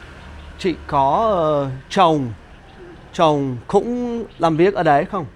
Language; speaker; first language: Vietnamese; non-native, learner; English